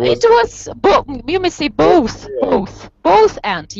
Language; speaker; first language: English; non-native, fluent; Russian